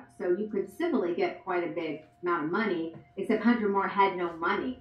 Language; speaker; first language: English; native; English